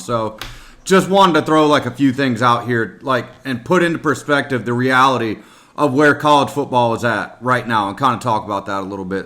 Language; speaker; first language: English; native; English